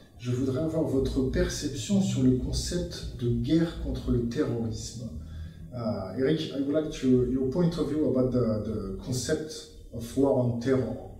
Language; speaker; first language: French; native; French